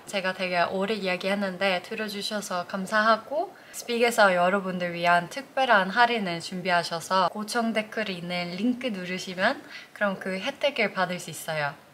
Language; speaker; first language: Korean; non-native, fluent; Norwegian